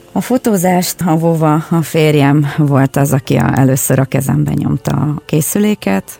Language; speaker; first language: Hungarian; non-native, fluent; Russian